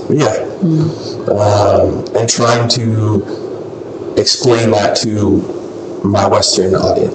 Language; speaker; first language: English; non-native, fluent; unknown